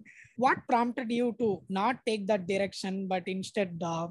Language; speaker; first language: English; non-native, local second language; Tamil